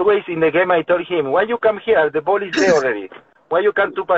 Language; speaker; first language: English; non-native, learner; Spanish